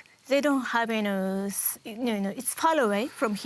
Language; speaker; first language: English; non-native, learner; Japanese